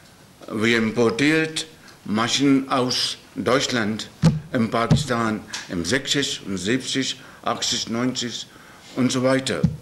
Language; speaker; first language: German; non-native, learner; Urdu